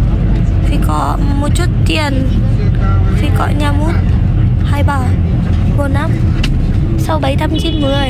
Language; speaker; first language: Vietnamese; non-native, learner; Indonesian